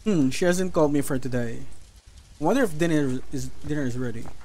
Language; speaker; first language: English; non-native, local second language; Filipino